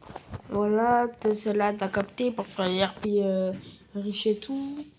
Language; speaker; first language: French; native; French